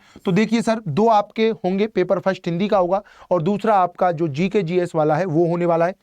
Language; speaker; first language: Hindi; native; Hindi